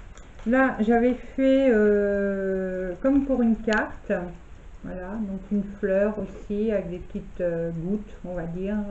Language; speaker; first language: French; native; French